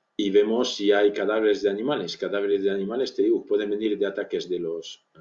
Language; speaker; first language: Spanish; early bilingual, other home language; French